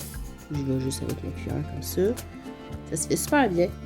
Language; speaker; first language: French; native; French